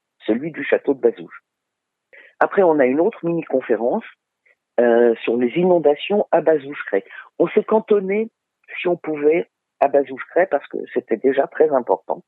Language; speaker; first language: French; native; French